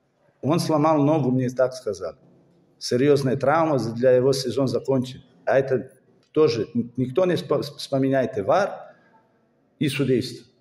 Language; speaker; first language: Russian; non-native, fluent; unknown